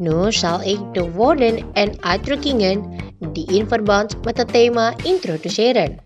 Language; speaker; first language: Dutch; non-native, fluent; Indonesian